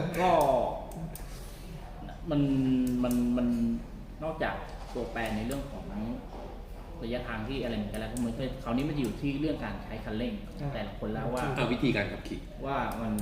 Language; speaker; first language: Thai; native; Thai